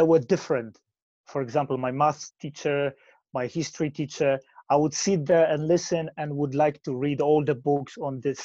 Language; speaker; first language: English; non-native, fluent; Polish